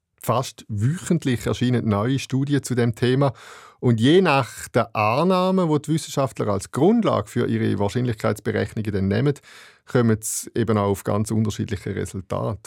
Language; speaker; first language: German; native; German